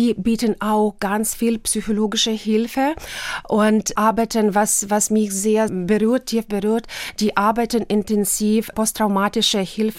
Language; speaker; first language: German; non-native, fluent; Ukrainian